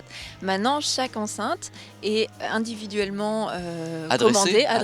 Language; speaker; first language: French; native; French